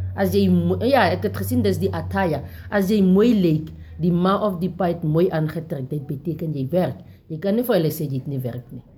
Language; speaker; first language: Afrikaans; non-native, local second language; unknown